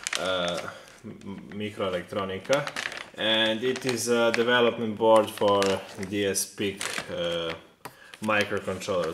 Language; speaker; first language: English; non-native, fluent; Serbian